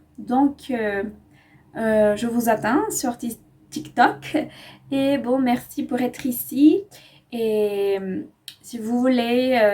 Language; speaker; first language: French; non-native, fluent; Spanish